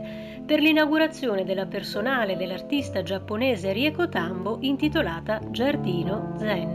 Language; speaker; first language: Italian; native; Italian